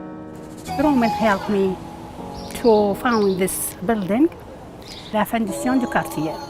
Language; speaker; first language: English; non-native, learner; Arabic